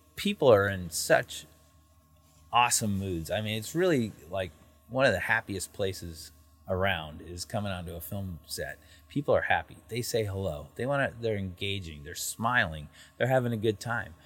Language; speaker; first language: English; native; English